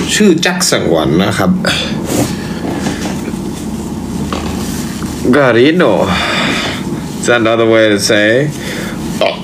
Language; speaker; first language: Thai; early bilingual, heritage; Thai